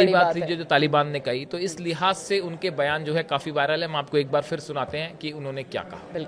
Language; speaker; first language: Hindi; native; Hindi